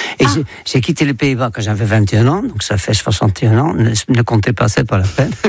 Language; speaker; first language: French; non-native, fluent; Dutch